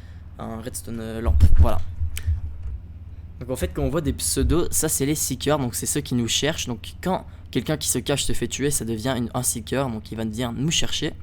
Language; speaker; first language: French; native; French